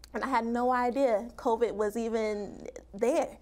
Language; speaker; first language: English; native; English